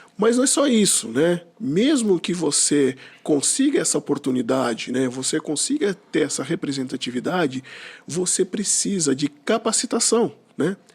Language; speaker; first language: Portuguese; non-native, local second language; Kabuverdianu